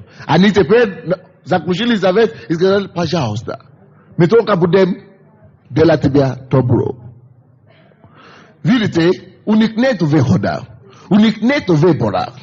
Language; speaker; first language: Russian; non-native, fluent; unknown